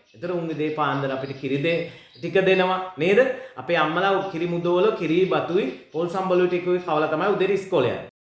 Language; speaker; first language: Sinhala; native; Sinhala